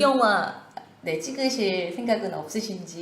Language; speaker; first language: Korean; native; Korean